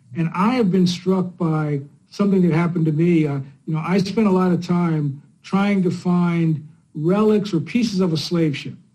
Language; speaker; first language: English; native; English